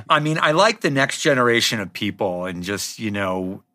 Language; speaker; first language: English; native; English